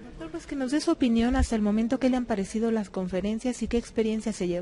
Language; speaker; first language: Spanish; native; Spanish